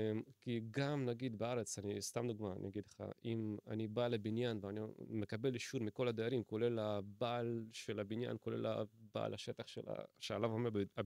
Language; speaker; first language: Hebrew; native; Hebrew